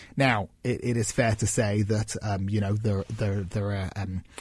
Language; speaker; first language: English; native; English